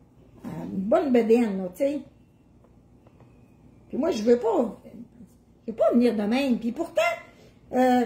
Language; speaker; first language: French; native; French